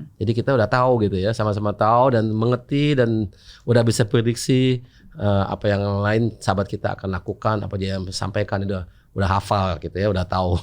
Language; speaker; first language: Indonesian; early bilingual, heritage; Indonesian